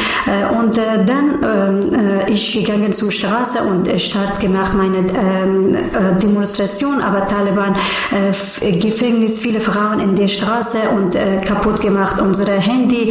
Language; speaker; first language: German; non-native, learner; Persian